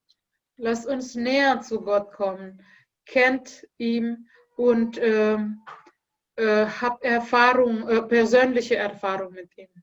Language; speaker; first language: German; non-native, learner; Indonesian